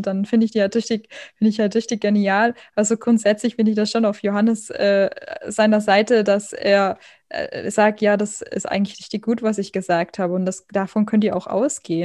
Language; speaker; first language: German; native; German